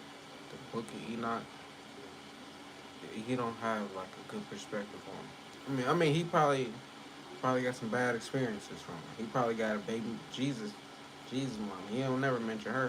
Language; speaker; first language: English; native; English